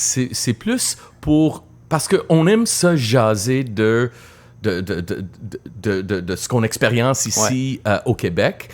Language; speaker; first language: French; non-native, local second language; English